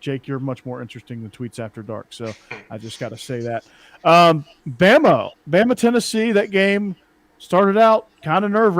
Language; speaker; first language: English; native; English